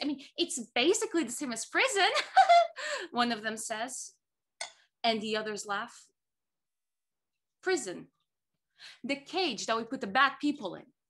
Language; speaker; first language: English; non-native, fluent; Portuguese